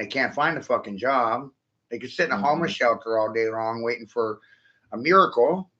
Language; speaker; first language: English; native; English